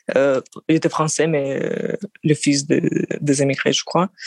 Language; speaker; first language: French; non-native, fluent; Russian